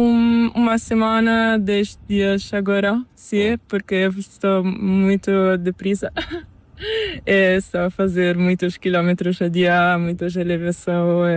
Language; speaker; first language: Spanish; non-native, learner; Italian